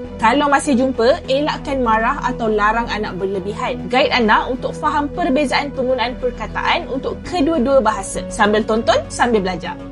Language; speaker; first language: Malay; native; Malay